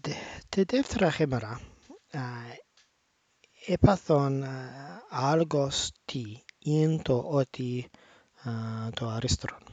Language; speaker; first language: Greek; non-native, learner; English